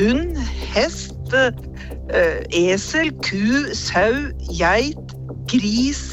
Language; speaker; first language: Norwegian; native; Norwegian